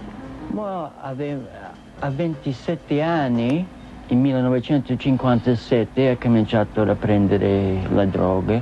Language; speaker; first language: Italian; non-native, learner; English